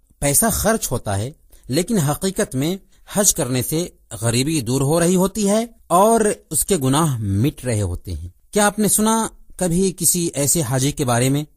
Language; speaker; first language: Urdu; native; Urdu